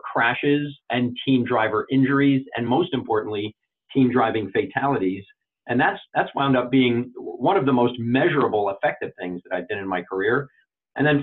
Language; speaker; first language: English; native; English